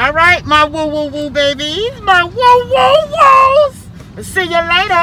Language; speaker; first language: English; native; English